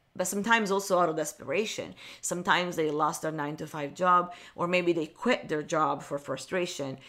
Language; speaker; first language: English; non-native, fluent; Italian